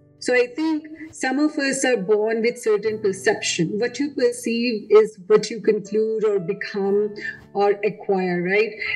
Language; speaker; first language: English; non-native, local second language; Hindi